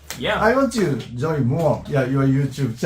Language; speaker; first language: English; non-native, learner; Japanese